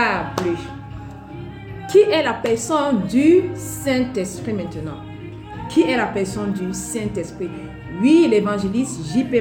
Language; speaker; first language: French; non-native, local second language; Basaa